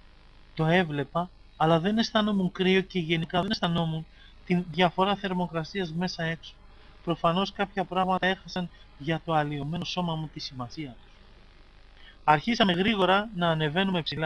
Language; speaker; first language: Greek; native; Greek